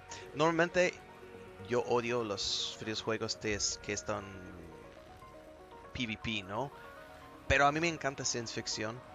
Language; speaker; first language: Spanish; non-native, learner; English